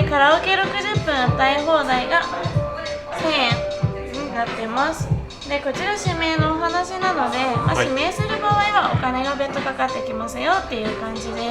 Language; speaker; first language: Japanese; native; Japanese